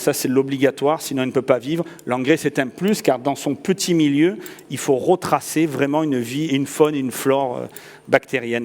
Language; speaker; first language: French; native; French